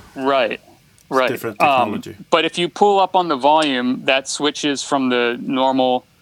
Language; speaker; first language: English; native; English